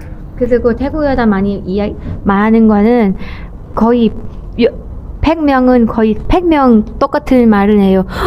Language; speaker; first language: Korean; non-native, learner; Thai